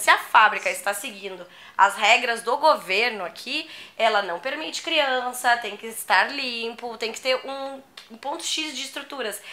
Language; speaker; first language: Portuguese; native; Portuguese